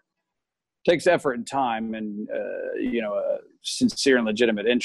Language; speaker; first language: English; native; English